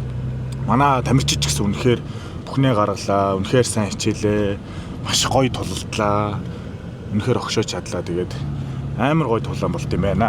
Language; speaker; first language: Mongolian; native; Mongolian